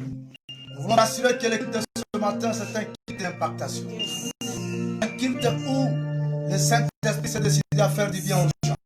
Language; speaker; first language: French; non-native, local second language; Lingala